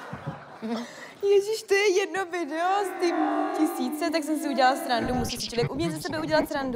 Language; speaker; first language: Czech; native; Czech